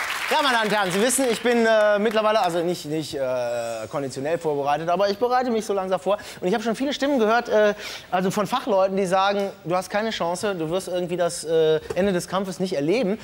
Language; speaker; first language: German; native; German